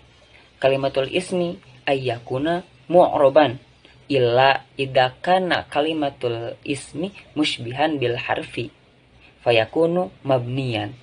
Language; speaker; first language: Arabic; non-native, learner; Indonesian